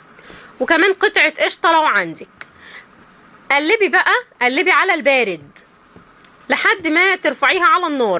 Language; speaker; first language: Arabic; native; Arabic